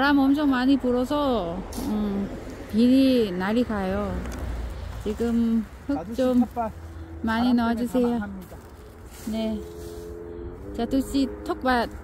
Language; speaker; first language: Korean; non-native, learner; Vietnamese